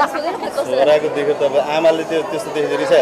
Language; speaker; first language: Nepali; native; Nepali